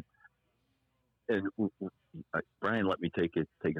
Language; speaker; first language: English; native; English